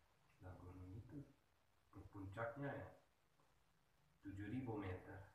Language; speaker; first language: Indonesian; early bilingual, heritage; Dutch